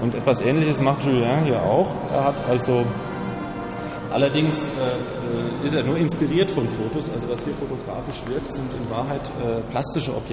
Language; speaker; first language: German; native; German